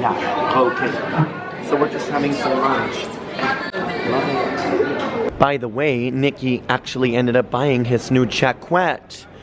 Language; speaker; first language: English; native; English